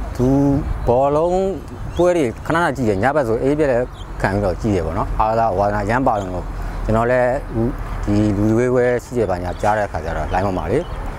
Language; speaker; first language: Burmese; native; Burmese